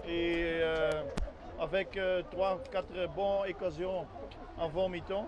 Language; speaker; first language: French; non-native, learner; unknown